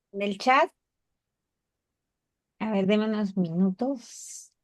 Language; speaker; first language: Spanish; native; Spanish